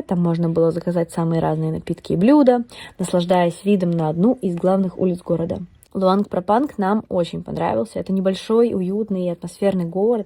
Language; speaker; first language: Russian; native; Russian